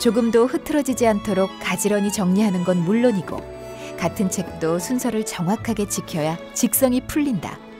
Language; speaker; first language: Korean; native; Korean